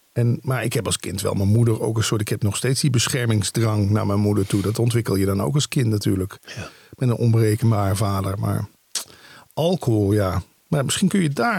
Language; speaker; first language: Dutch; native; Dutch